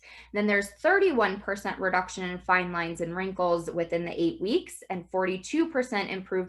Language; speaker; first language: English; native; English